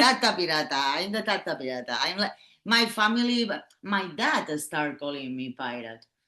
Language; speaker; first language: English; non-native, learner; Catalan